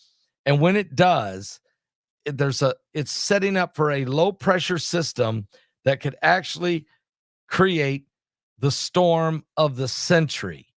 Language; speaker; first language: English; native; English